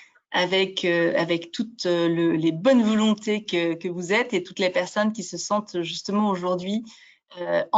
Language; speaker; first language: French; native; French